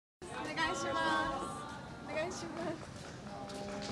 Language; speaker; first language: Japanese; native; Japanese